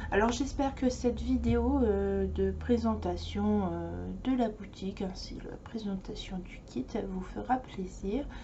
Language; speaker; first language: French; native; French